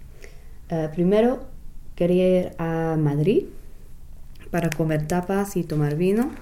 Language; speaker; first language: Spanish; non-native, fluent; English